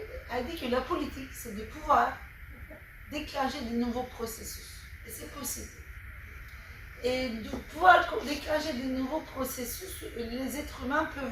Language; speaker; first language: French; non-native, fluent; Turkish